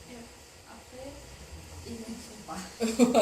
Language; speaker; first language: French; non-native, learner; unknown